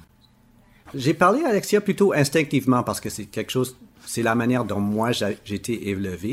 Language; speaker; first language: French; native; French